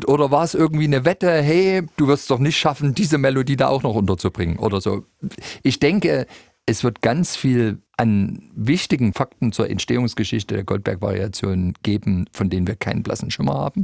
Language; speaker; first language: German; native; German